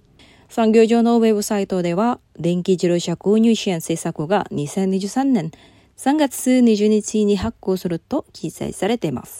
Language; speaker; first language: Japanese; non-native, fluent; Indonesian